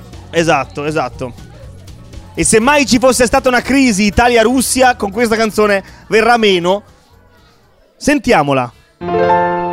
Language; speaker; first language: Italian; native; Italian